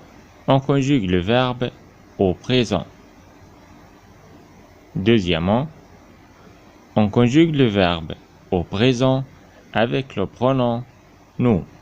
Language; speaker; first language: French; non-native, fluent; Arabic